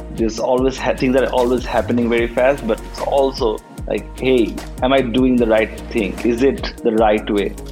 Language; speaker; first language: English; non-native, local second language; Bangla